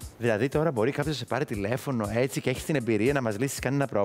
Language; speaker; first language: Greek; native; Greek